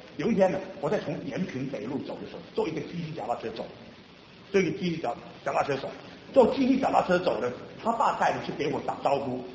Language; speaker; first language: Chinese; native; Chinese